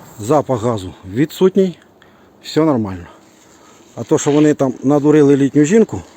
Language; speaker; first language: Ukrainian; native; Ukrainian